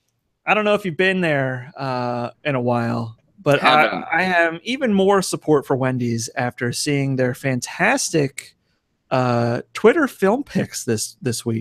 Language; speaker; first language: English; native; English